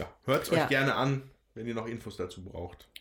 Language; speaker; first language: German; native; German